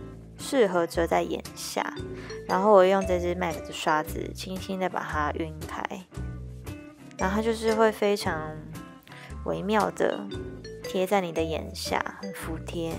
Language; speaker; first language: Chinese; native; Chinese